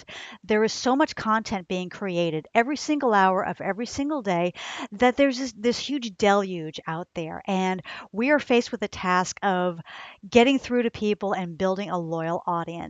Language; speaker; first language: English; native; English